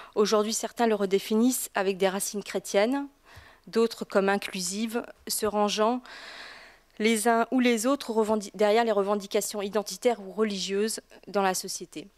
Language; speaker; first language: French; native; French